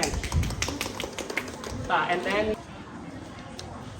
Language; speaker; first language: English; non-native, learner; Khmer